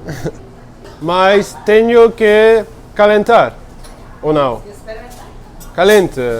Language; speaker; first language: Portuguese; non-native, learner; Dutch